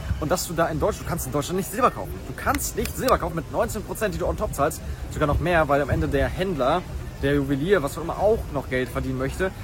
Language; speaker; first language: German; native; German